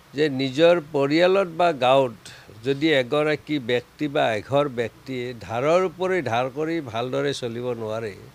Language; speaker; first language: Assamese; native; Assamese